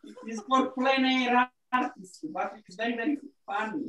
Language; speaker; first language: English; non-native, learner; Italian